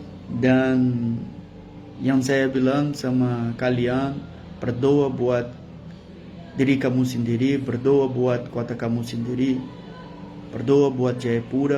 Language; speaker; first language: Indonesian; non-native, learner; Portuguese